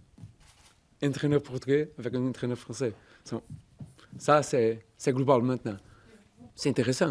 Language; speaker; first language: French; non-native, fluent; Portuguese